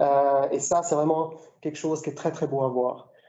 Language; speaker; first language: French; native; French